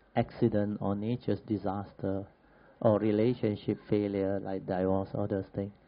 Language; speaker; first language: English; non-native, local second language; Min Nan Chinese